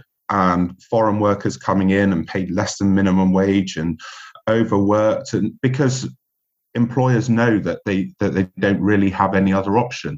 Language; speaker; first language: English; native; English